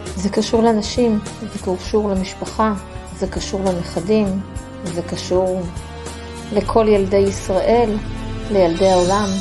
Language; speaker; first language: Hebrew; native; Hebrew